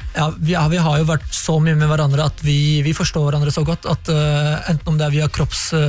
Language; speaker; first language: Norwegian; early bilingual, other home language; Kurdish